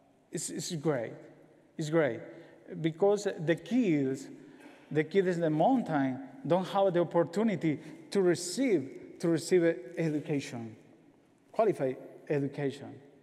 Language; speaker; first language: English; non-native, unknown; Spanish